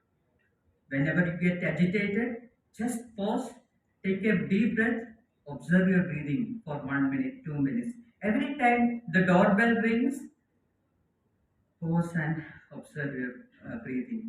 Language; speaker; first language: English; non-native, local second language; Malayalam